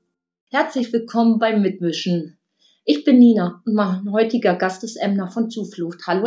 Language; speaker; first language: German; native; German